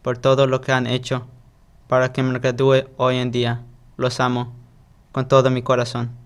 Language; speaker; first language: Spanish; early bilingual, heritage; Spanish